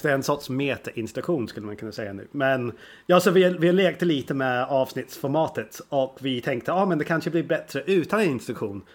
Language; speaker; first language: Swedish; native; Swedish